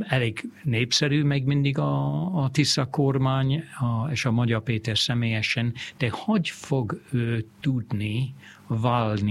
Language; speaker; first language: Hungarian; non-native, fluent; English